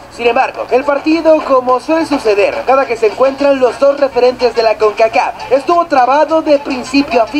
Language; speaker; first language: Spanish; native; Spanish